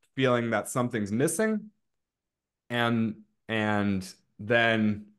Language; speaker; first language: English; native; English